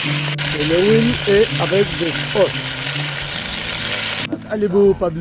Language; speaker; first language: French; non-native, learner; Spanish